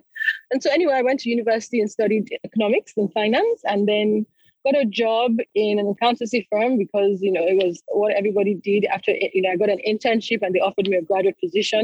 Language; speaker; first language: English; non-native, local second language; Yoruba